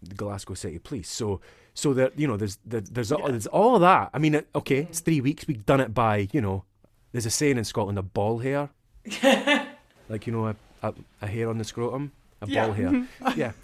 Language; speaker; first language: English; native; English